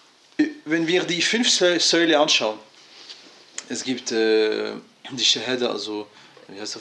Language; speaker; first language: German; non-native, fluent; French